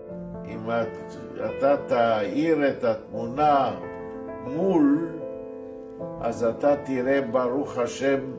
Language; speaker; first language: Hebrew; non-native, fluent; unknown